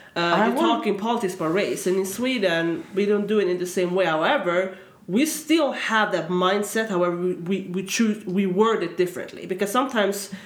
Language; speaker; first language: English; early bilingual, other home language; Swedish